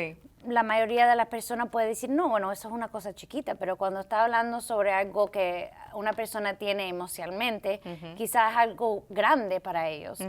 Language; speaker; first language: Spanish; early bilingual, heritage; Spanish